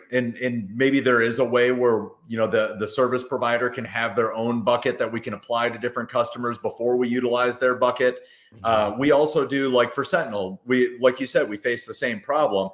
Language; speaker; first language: English; native; English